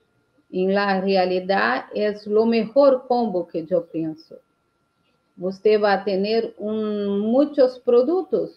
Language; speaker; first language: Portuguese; non-native, learner; Spanish